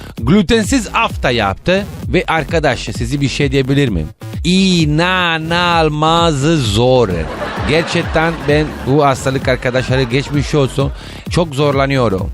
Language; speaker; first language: Turkish; non-native, learner; Italian